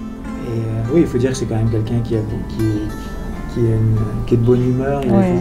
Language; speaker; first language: French; native; French